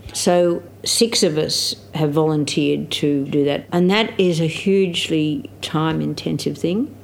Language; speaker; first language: English; native; English